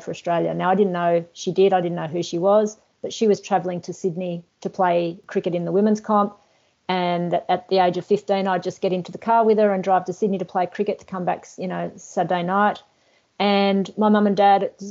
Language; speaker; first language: English; native; English